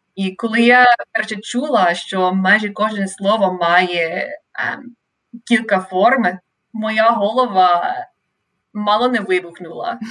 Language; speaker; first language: Ukrainian; non-native, fluent; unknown